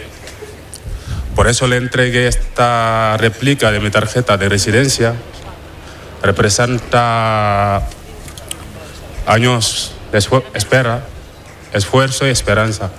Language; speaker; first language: Spanish; non-native, fluent; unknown